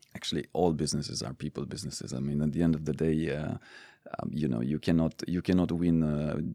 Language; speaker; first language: English; non-native, fluent; Romanian